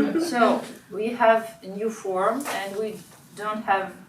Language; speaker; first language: English; non-native, learner; Russian